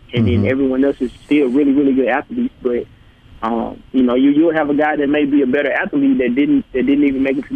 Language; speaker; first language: English; native; English